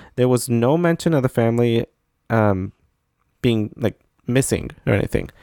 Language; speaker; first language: English; native; English